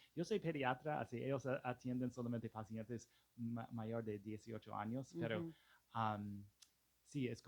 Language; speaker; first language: Spanish; non-native, fluent; English